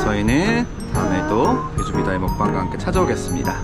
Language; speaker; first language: Korean; native; Korean